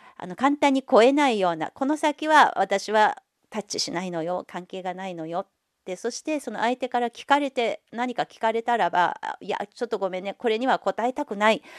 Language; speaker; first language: Japanese; non-native, fluent; Chinese